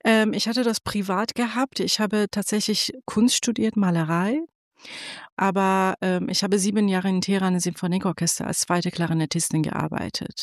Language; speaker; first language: German; non-native, fluent; Persian